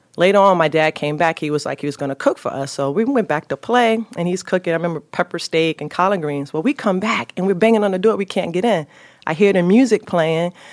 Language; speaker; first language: English; native; English